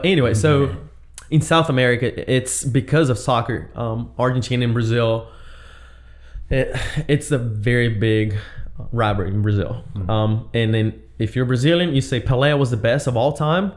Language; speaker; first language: English; non-native, fluent; Portuguese